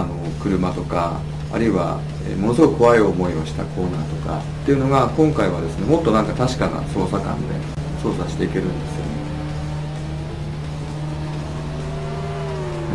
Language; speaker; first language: Japanese; native; Japanese